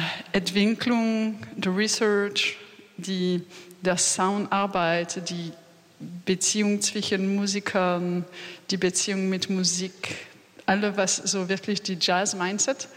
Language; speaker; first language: German; non-native, fluent; French